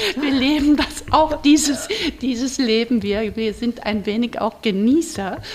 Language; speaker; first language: German; native; German